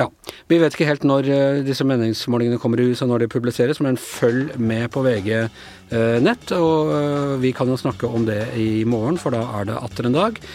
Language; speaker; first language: Norwegian; native; Norwegian